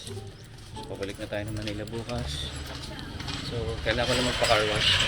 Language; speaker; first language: Filipino; native; Filipino